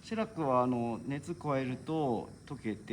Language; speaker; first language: Japanese; native; Japanese